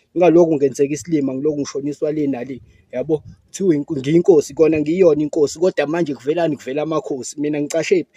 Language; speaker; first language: Zulu; native; Zulu